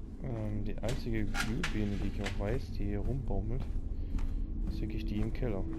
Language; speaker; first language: German; native; German